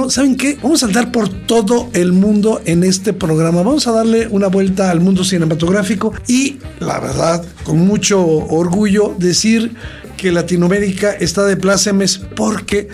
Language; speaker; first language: Spanish; native; Spanish